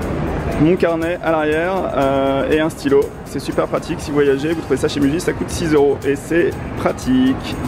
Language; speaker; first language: French; native; French